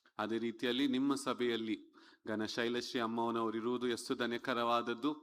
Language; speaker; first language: Kannada; non-native, local second language; Telugu